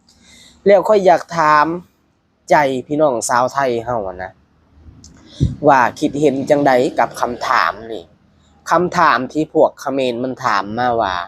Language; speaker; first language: Thai; non-native, local second language; Lao